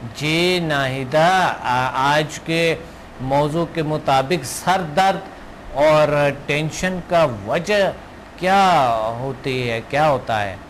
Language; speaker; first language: Urdu; non-native, local second language; Pashto